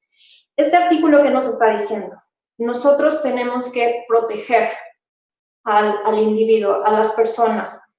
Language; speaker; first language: Spanish; native; Spanish